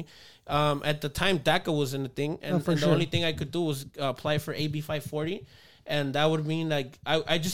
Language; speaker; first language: English; early bilingual, other home language; Spanish